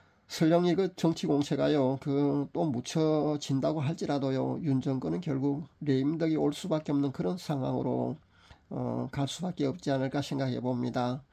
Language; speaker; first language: Korean; native; Korean